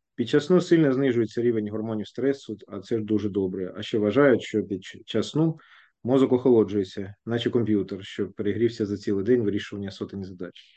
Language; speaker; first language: Ukrainian; non-native, local second language; Russian